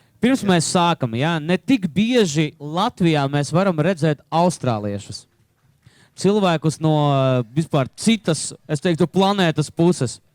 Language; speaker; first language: Latvian; native; Latvian